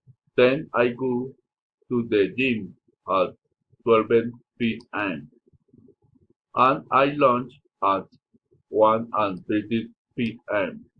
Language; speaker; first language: English; non-native, learner; Spanish